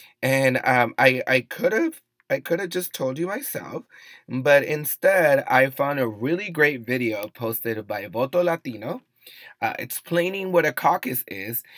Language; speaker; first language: English; early bilingual, other home language; Spanish